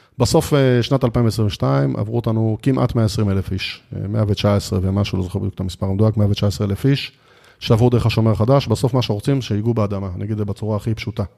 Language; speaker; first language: Hebrew; native; Hebrew